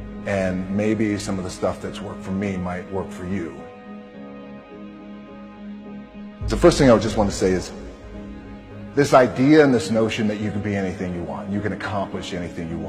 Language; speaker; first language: English; native; English